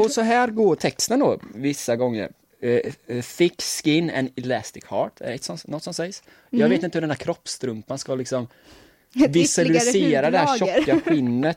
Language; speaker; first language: Swedish; native; Swedish